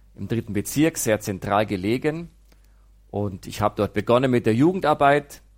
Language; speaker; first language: German; native; German